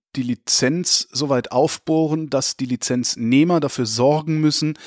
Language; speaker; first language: German; native; German